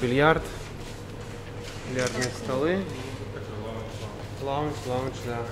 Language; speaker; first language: Russian; native; Russian